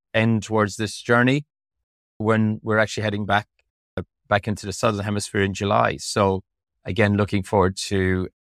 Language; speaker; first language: English; native; English